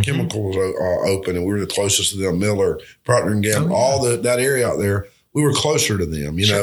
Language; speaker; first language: English; native; English